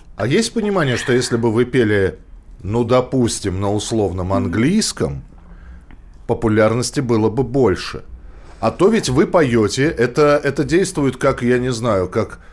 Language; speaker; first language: Russian; native; Russian